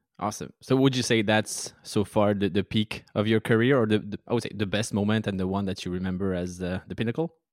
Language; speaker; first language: English; non-native, fluent; French